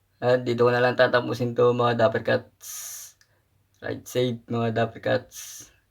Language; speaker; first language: Filipino; native; Filipino